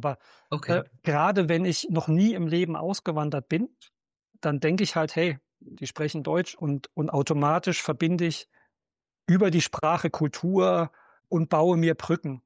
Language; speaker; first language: German; native; German